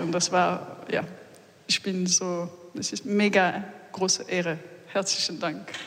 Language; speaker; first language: German; non-native, fluent; French